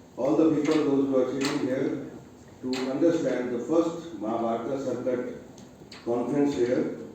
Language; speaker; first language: English; non-native, local second language; Hindi